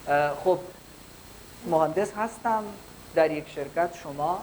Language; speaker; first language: Persian; non-native, fluent; Urdu